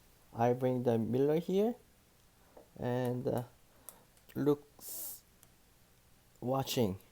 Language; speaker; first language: English; non-native, learner; Korean